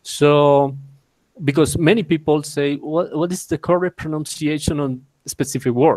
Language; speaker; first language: English; non-native, learner; Spanish